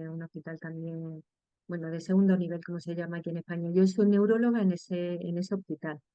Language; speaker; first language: Spanish; native; Spanish